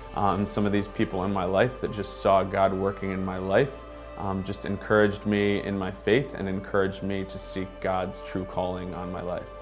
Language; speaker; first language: English; native; English